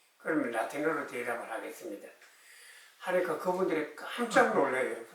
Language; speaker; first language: Korean; native; Korean